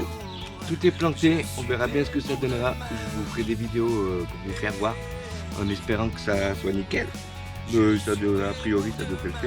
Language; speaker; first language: French; native; French